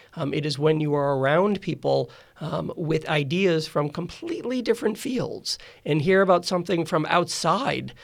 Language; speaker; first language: English; native; English